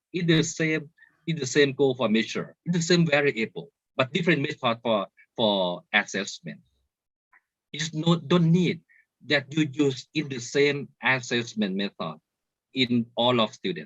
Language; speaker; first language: English; non-native, learner; Thai